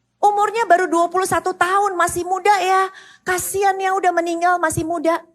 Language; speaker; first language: Indonesian; native; Indonesian